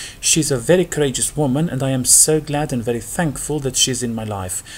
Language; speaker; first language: English; non-native, fluent; Albanian